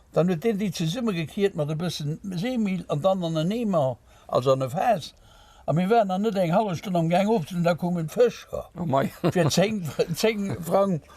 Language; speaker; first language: Luxembourgish; native; Luxembourgish